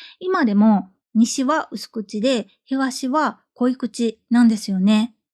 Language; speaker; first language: Japanese; native; Japanese